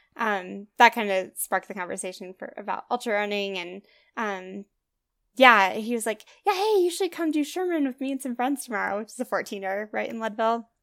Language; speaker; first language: English; native; English